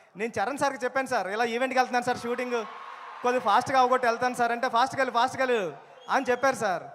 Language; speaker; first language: Telugu; native; Telugu